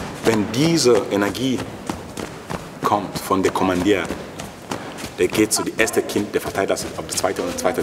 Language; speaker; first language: German; non-native, local second language; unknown